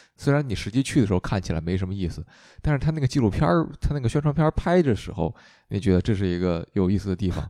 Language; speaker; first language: Chinese; native; Chinese